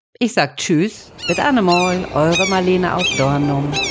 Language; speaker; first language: German; native; German